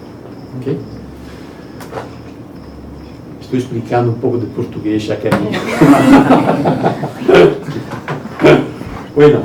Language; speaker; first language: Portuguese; non-native, learner; Italian